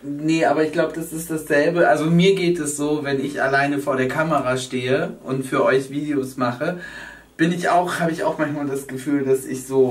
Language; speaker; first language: German; native; German